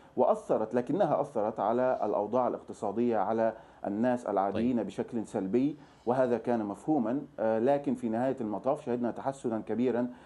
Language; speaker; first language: Arabic; native; Arabic